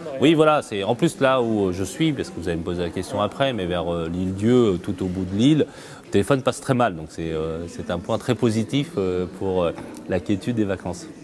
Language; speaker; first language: French; early bilingual, other home language; Korean